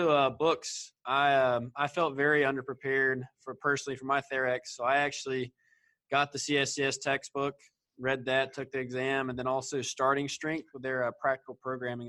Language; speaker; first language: English; native; English